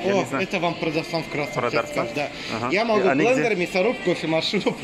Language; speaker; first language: Russian; native; Russian